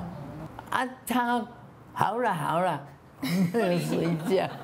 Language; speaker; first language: Chinese; non-native, local second language; Min Nan Chinese